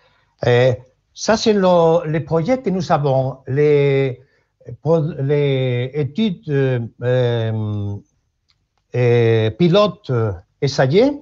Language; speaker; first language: French; non-native, learner; Spanish